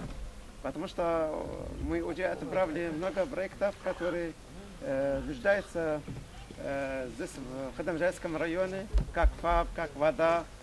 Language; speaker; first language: Russian; non-native, fluent; Arabic